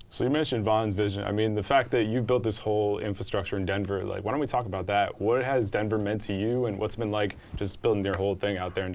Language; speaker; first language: English; native; English